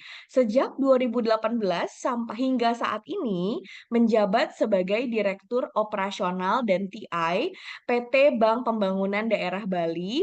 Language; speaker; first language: Indonesian; native; Indonesian